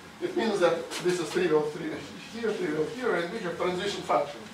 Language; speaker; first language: English; non-native, fluent; Russian